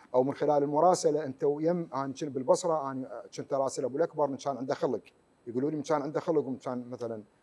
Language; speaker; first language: Arabic; native; Arabic